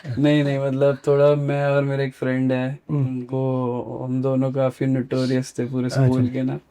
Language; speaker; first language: Hindi; native; Hindi